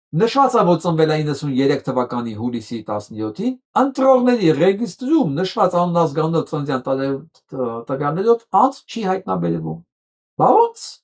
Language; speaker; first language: Armenian; native; Armenian